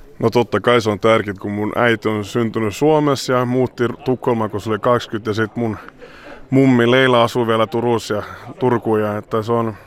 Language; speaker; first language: Finnish; early bilingual, heritage; Swedish